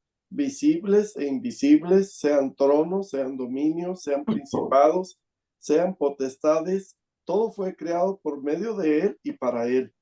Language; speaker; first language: Spanish; native; Spanish